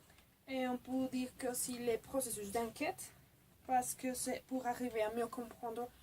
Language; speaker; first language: French; non-native, fluent; Spanish